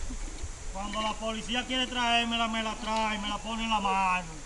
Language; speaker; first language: Spanish; native; Spanish